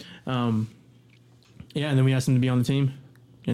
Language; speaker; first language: English; native; English